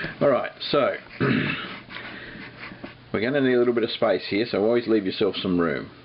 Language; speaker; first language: English; native; English